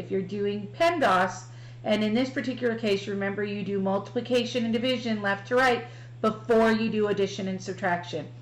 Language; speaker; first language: English; native; English